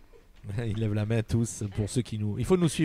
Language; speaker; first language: French; native; French